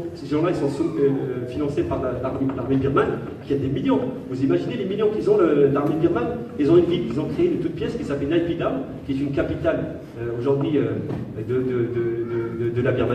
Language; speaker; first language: French; native; French